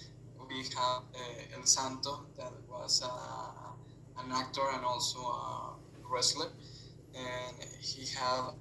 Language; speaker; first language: English; non-native, fluent; Spanish